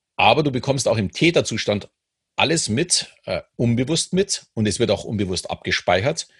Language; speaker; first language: German; native; German